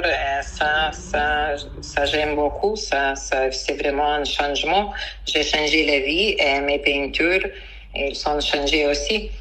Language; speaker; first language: French; non-native, fluent; Lithuanian